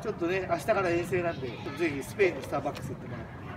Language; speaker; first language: Japanese; native; Japanese